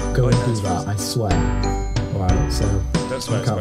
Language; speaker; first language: English; native; English